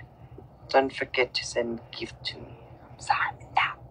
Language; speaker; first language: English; non-native, learner; Thai